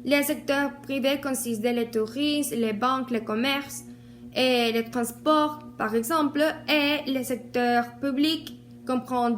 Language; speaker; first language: French; non-native, learner; Spanish